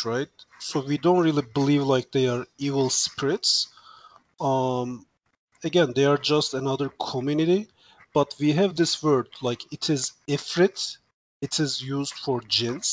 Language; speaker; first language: English; non-native, fluent; Turkish